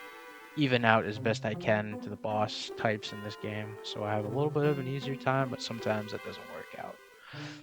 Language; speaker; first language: English; native; English